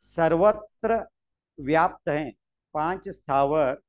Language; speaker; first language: Hindi; non-native, local second language; Marathi